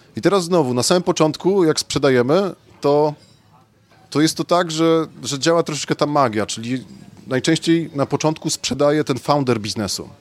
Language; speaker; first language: Polish; native; Polish